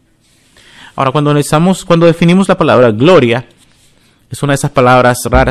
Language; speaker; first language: Spanish; non-native, fluent; English